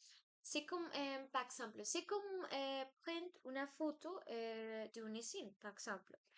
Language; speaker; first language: French; non-native, learner; Spanish